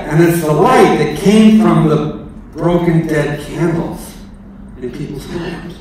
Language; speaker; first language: English; native; English